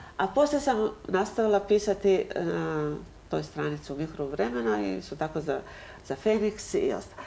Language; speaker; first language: Croatian; native; Croatian